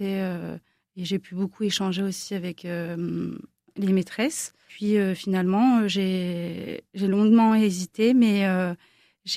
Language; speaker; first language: French; native; French